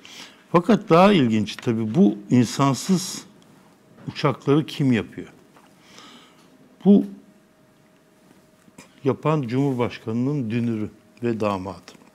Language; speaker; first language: Turkish; native; Turkish